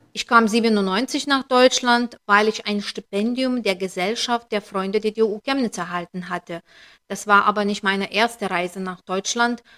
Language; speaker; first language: German; non-native, fluent; Lithuanian